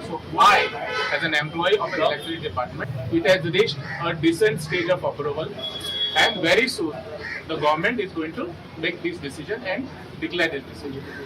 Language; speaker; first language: English; non-native, local second language; Konkani